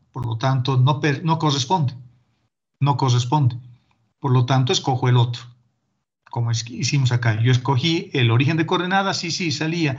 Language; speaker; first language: Spanish; native; Spanish